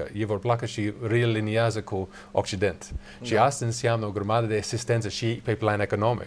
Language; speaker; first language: Romanian; non-native, learner; English